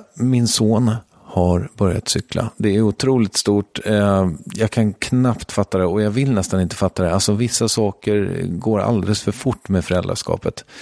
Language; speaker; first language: Swedish; native; Swedish